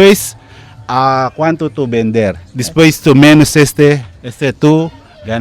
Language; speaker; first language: Spanish; non-native, learner; Filipino